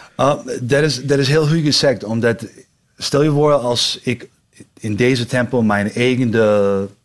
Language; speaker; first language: Dutch; non-native, learner; English